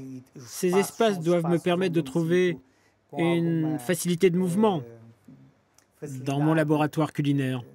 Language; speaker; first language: French; non-native, local second language; Portuguese